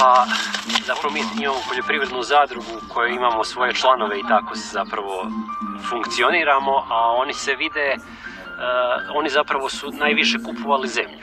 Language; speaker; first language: Croatian; native; Croatian